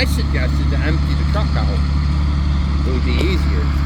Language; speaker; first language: English; native; English